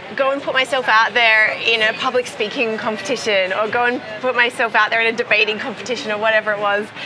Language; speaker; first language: English; native; English